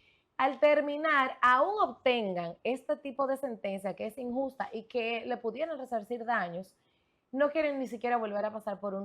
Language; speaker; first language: Spanish; native; Spanish